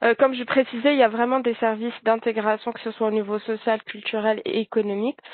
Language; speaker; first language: French; non-native, local second language; Arabic